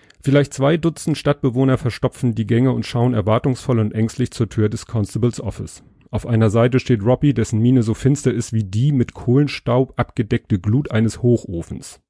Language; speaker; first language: German; native; German